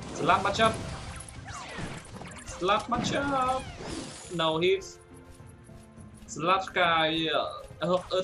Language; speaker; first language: English; non-native, learner; Vietnamese